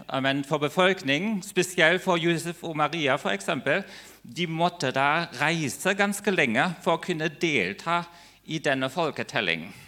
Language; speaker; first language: Norwegian; non-native, fluent; German